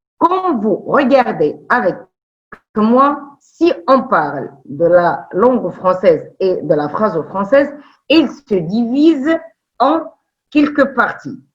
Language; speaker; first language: French; non-native, local second language; Arabic